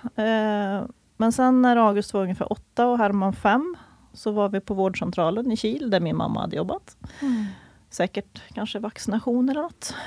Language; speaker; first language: Swedish; native; Swedish